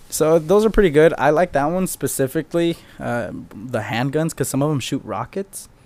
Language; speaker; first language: English; early bilingual, other home language; Spanish